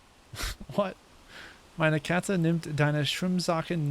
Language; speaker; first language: German; non-native, learner; English